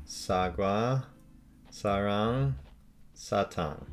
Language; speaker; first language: Korean; non-native, learner; English